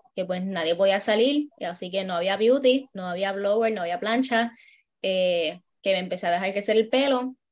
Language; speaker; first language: Spanish; native; Spanish